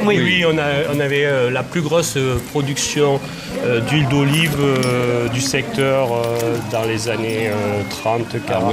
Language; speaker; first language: French; native; French